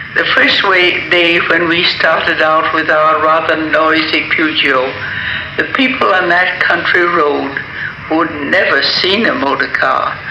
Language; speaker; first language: English; native; English